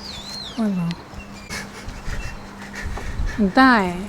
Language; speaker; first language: Chinese; native; Chinese